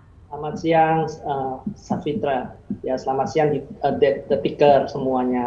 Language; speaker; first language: Indonesian; native; Indonesian